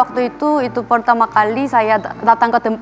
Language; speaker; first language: Indonesian; non-native, fluent; Korean